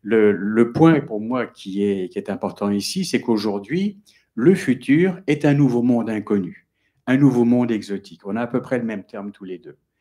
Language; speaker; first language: French; native; French